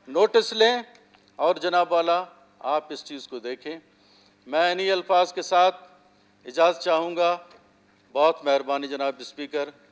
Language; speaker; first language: Urdu; non-native, local second language; Baluchi